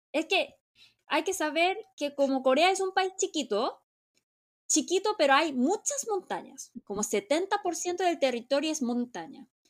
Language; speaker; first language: Spanish; non-native, fluent; Korean